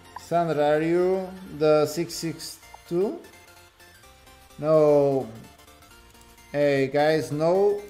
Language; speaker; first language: English; non-native, learner; Portuguese